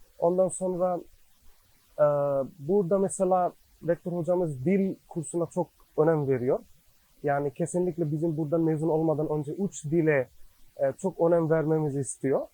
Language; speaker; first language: Turkish; non-native, fluent; Bangla